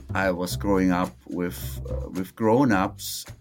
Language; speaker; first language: English; non-native, fluent; German